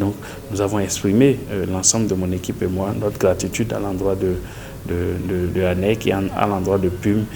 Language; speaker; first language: French; native; French